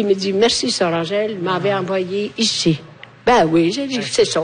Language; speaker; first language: French; native; French